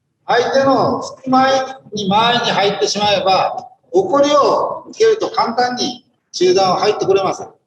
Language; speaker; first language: Japanese; native; Japanese